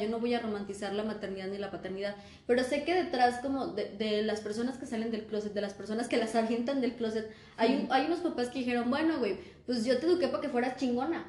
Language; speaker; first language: Spanish; native; Spanish